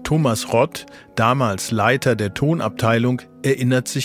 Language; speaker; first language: German; native; German